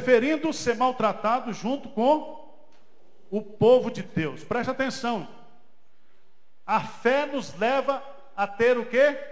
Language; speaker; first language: Portuguese; native; Portuguese